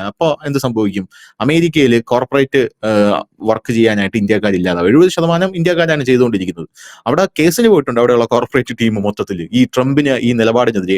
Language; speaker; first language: Malayalam; native; Malayalam